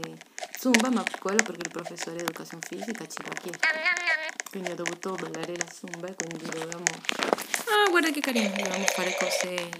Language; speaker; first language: Italian; non-native, fluent; Spanish